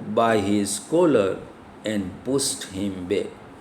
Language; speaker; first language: English; non-native, local second language; Gujarati